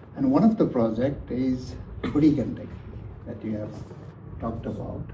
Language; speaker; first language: English; non-native, fluent; Nepali